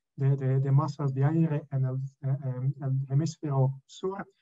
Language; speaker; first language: Spanish; non-native, fluent; Dutch